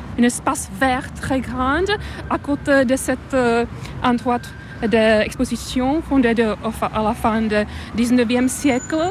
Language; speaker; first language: French; non-native, fluent; Czech